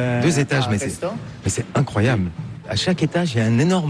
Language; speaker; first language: French; native; French